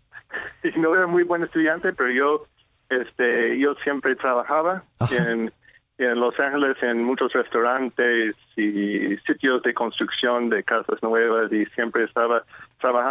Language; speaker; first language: Spanish; non-native, fluent; English